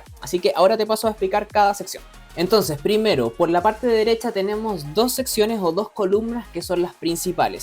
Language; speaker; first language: Spanish; native; Spanish